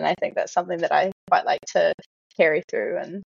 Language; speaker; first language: English; native; English